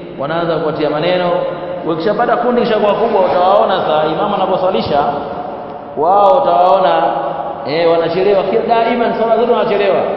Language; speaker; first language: Swahili; native; Swahili